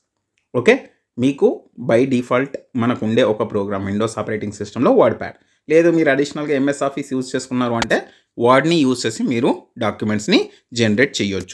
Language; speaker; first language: Telugu; native; Telugu